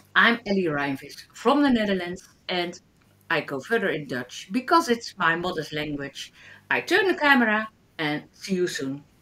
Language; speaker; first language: English; non-native, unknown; Dutch